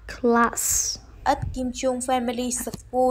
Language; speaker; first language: English; non-native, learner; Vietnamese